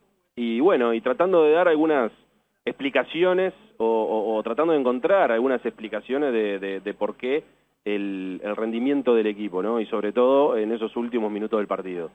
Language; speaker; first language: Spanish; native; Spanish